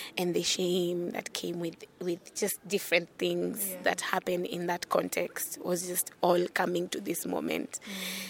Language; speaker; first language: English; non-native, local second language; Luo (Kenya and Tanzania)